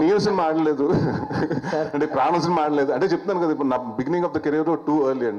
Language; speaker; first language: Telugu; native; Telugu